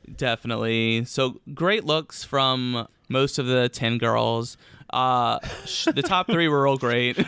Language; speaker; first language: English; early bilingual, other home language; Romanian